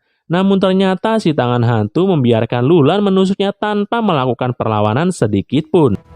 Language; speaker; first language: Indonesian; native; Indonesian